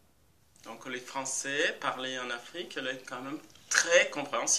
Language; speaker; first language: French; non-native, fluent; Portuguese